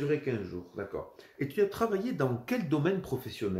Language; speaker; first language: French; native; French